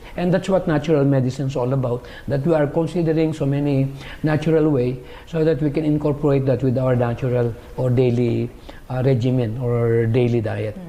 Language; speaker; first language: English; non-native, local second language; Filipino